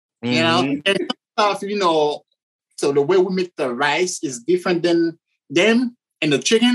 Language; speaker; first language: English; non-native, fluent; Haitian Creole